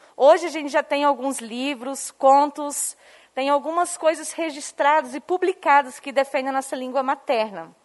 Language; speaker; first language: Portuguese; non-native, local second language; Low German